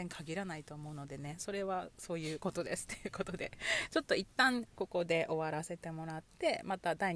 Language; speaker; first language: Japanese; native; Japanese